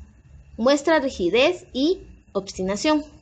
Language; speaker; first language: Spanish; native; Spanish